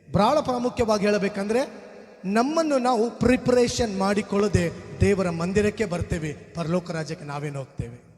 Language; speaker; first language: Kannada; non-native, local second language; Telugu